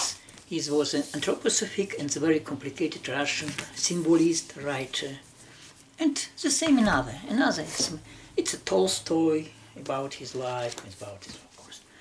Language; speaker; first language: English; non-native, learner; Russian